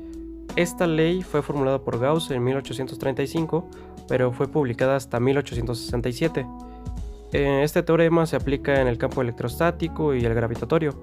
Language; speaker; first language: Spanish; native; Spanish